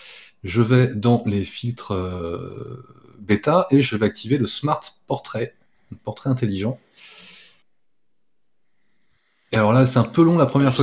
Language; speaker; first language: French; native; French